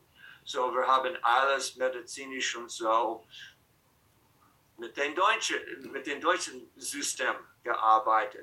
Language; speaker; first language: German; non-native, fluent; English